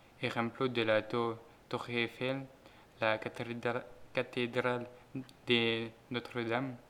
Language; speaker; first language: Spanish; non-native, learner; French